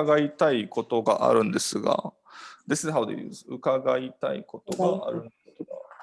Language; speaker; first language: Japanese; non-native, fluent; Nepali